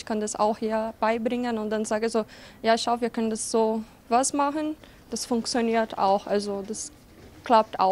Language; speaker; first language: German; non-native, fluent; Bosnian